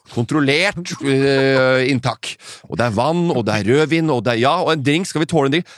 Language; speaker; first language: Norwegian; native; Norwegian